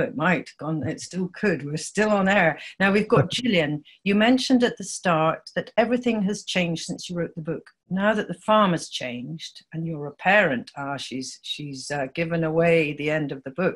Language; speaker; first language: English; native; English